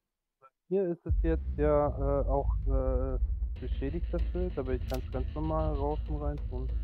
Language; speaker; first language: German; native; German